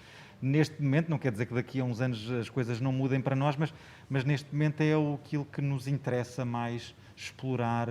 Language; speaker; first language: Portuguese; native; Portuguese